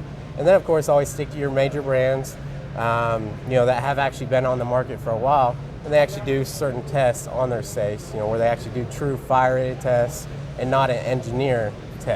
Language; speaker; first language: English; native; English